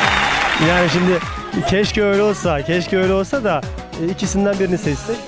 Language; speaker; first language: Turkish; native; Turkish